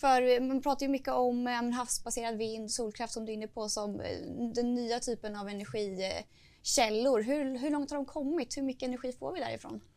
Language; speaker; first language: Swedish; native; Swedish